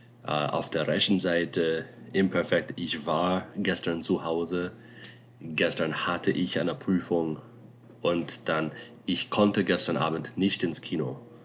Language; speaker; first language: German; non-native, fluent; English